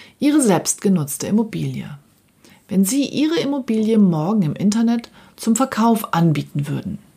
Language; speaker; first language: German; native; German